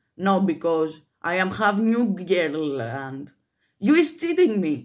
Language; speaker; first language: English; non-native, fluent; Greek